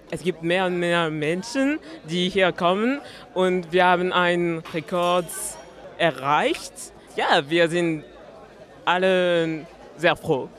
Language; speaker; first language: German; non-native, learner; French